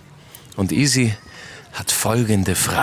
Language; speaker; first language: German; native; German